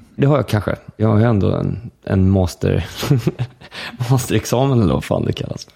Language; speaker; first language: Swedish; early bilingual, other home language; Finnish